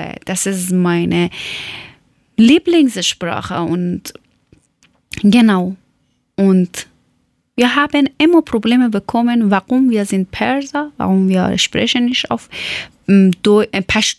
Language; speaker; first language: German; non-native, learner; Persian